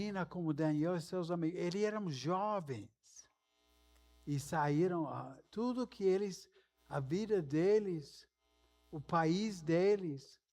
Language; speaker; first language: Portuguese; non-native, fluent; English